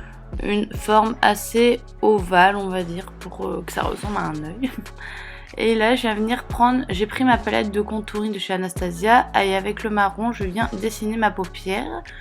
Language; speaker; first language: French; native; French